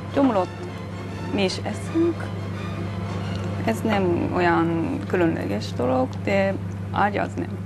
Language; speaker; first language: Hungarian; non-native, fluent; Japanese